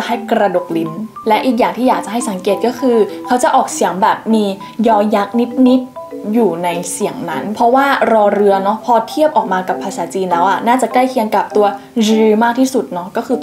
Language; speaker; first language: Thai; native; Thai